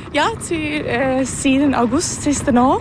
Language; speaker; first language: Norwegian; non-native, learner; German